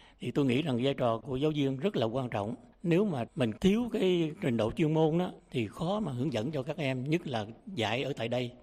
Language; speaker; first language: Vietnamese; native; Vietnamese